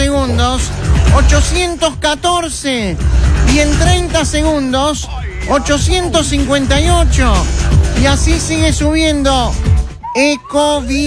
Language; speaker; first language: Spanish; native; Spanish